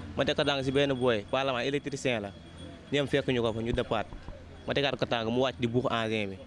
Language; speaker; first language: Wolof; native; Wolof